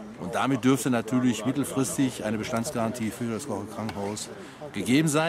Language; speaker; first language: German; native; German